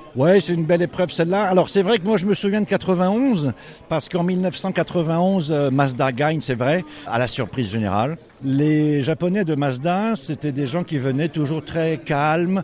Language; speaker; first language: French; native; French